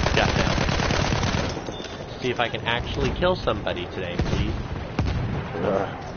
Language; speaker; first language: English; native; English